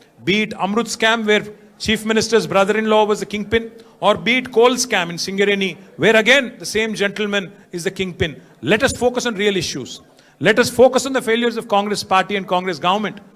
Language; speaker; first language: English; non-native, local second language; Telugu